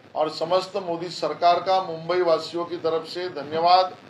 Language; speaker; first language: Hindi; non-native, local second language; Marathi